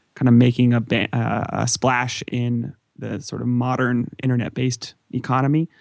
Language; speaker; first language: English; native; English